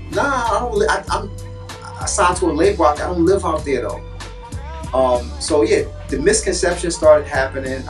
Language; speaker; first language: English; native; English